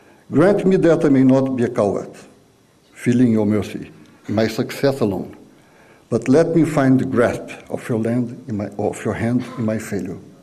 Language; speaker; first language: English; non-native, fluent; Portuguese